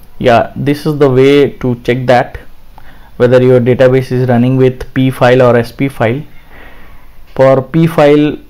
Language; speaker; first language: English; non-native, local second language; Hindi